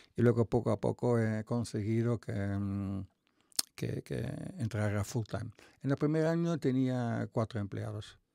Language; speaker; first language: Spanish; non-native, fluent; Dutch